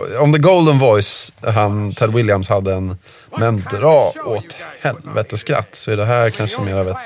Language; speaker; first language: Swedish; native; Swedish